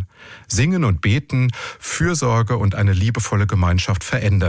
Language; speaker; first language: German; native; German